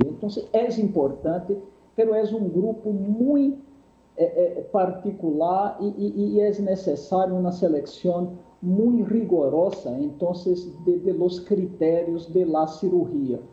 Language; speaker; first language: Spanish; non-native, fluent; Portuguese